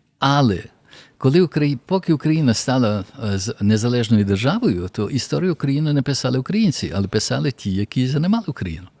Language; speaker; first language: Ukrainian; early bilingual, heritage; Ukrainian